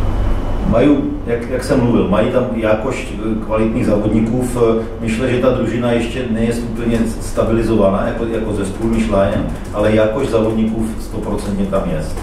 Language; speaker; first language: Polish; non-native, learner; Czech